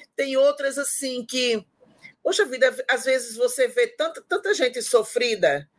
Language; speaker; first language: Portuguese; native; Portuguese